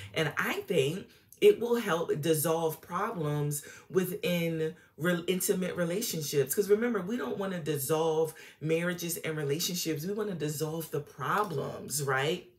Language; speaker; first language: English; native; English